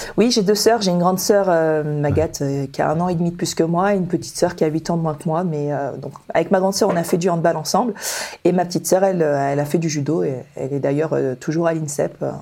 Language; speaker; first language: French; early bilingual, other home language; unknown